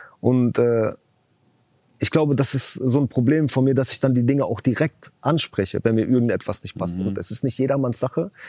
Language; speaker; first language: German; early bilingual, other home language; Chechen